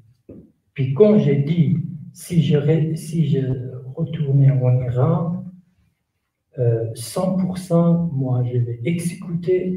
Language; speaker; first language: French; non-native, learner; Kurdish